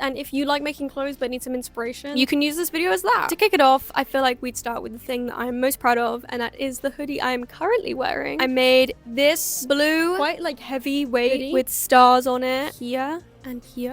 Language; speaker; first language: English; native; English